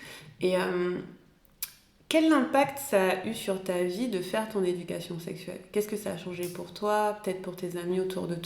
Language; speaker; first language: French; native; French